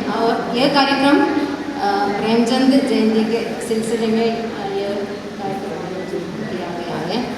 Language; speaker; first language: Hindi; non-native, local second language; Malayalam